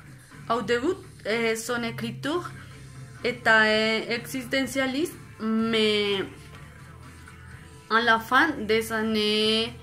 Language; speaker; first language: French; non-native, fluent; Spanish